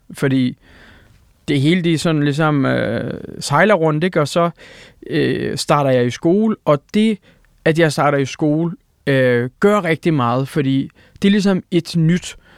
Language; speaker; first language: Danish; early bilingual, other home language; Turkish